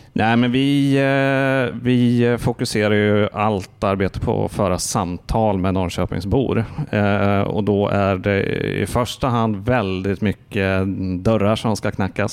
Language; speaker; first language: Swedish; native; Swedish